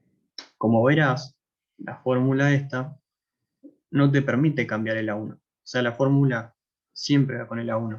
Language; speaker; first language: Spanish; native; Spanish